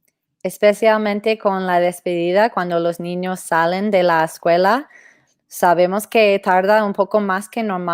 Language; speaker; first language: Spanish; non-native, fluent; English